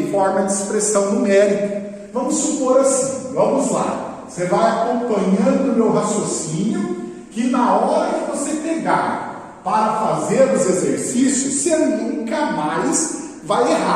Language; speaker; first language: Portuguese; native; Portuguese